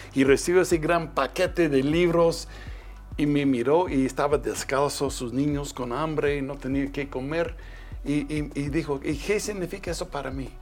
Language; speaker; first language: Spanish; non-native, fluent; English